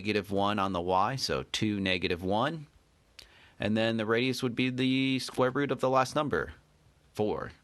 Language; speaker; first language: English; native; English